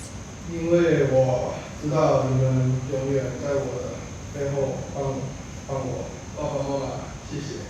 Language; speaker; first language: Chinese; non-native, learner; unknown